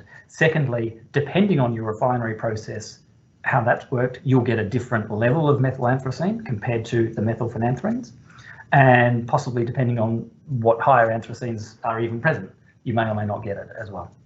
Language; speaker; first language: English; native; English